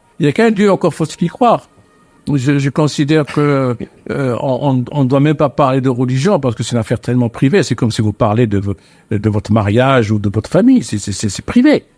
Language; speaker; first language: French; non-native, local second language; Arabic